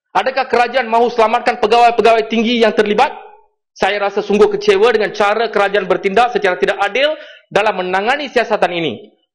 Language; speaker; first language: Malay; non-native, local second language; Tamil